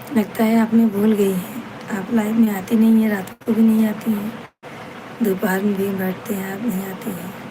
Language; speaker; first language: Hindi; native; Hindi